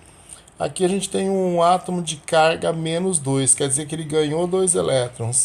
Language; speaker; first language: Portuguese; native; Portuguese